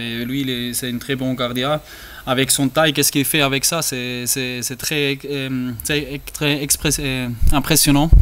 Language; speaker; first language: French; non-native, learner; German